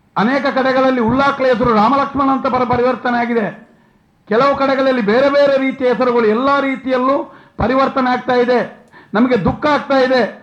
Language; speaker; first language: Kannada; non-native, local second language; Tulu